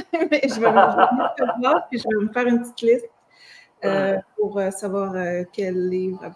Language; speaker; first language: French; native; French